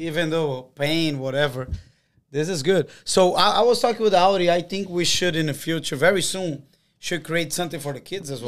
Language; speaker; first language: English; non-native, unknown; Portuguese